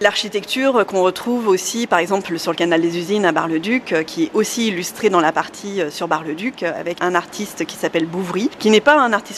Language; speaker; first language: French; native; French